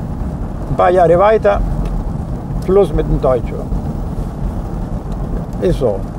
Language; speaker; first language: German; early bilingual, heritage; German